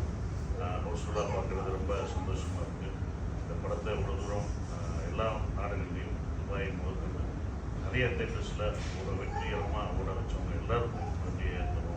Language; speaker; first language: Tamil; native; Tamil